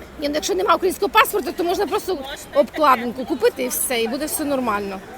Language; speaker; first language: Ukrainian; native; Ukrainian